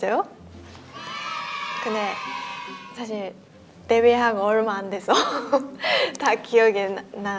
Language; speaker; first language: Korean; non-native, fluent; Japanese